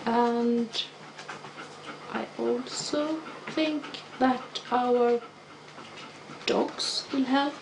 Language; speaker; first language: English; non-native, fluent; Swedish